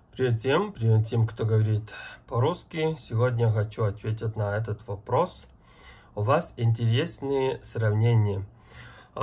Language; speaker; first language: Russian; non-native, learner; Mongolian